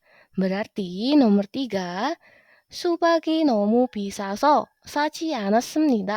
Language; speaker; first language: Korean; non-native, fluent; Indonesian